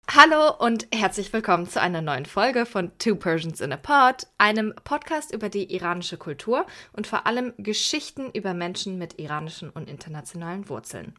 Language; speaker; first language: German; early bilingual, other home language; Persian